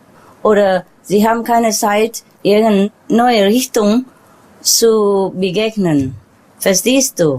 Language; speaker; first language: German; non-native, learner; Vietnamese